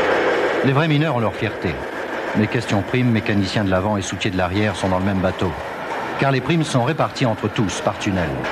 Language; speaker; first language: French; native; French